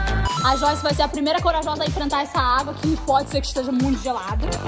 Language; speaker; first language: Portuguese; native; Portuguese